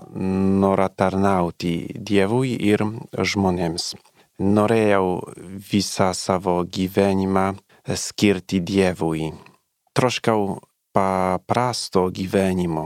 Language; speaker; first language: Lithuanian; non-native, learner; Polish